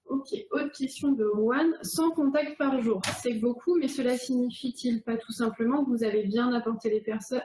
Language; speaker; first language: French; native; French